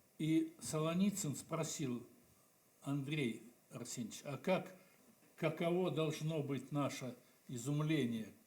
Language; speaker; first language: Russian; native; Russian